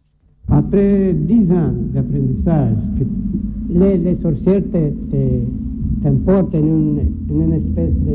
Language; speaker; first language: French; non-native, learner; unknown